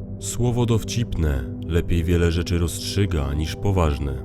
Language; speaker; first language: Polish; native; Polish